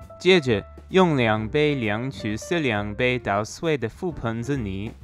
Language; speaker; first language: Chinese; non-native, fluent; English